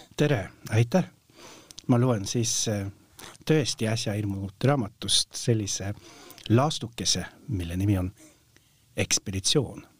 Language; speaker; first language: Estonian; non-native, fluent; Norwegian